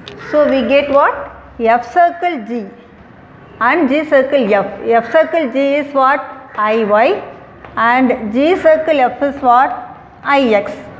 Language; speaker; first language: English; non-native, local second language; Tamil